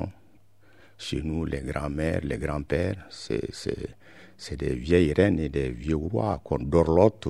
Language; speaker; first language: French; non-native, local second language; Bambara